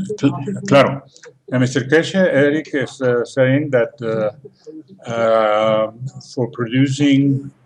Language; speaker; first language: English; non-native, fluent; Spanish